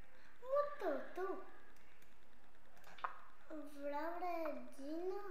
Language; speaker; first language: Romanian; non-native, learner; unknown